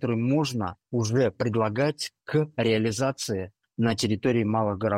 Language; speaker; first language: Russian; native; Russian